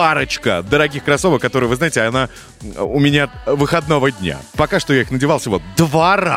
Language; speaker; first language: Russian; native; Russian